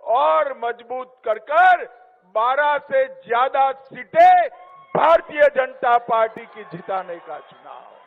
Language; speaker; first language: Hindi; non-native, local second language; Gujarati